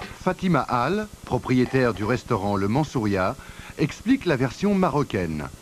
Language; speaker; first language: French; native; French